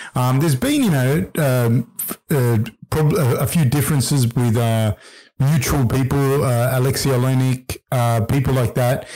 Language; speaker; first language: English; early bilingual, other home language; Spanish